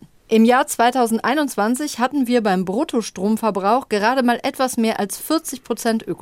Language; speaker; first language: German; native; German